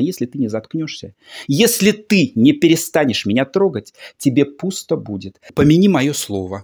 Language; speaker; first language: Russian; native; Russian